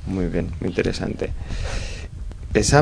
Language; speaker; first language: Spanish; native; Spanish